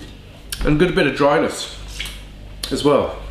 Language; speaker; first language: English; native; English